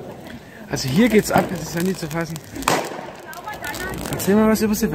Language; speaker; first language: German; native; German